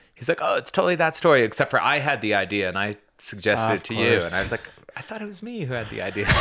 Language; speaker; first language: English; native; English